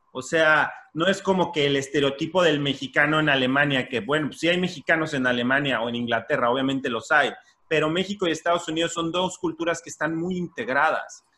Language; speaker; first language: Spanish; native; Spanish